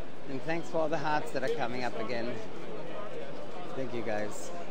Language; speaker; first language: English; non-native, fluent; German